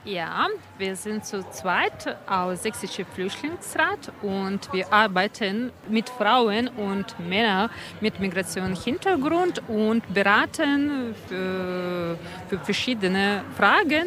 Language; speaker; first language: German; non-native, learner; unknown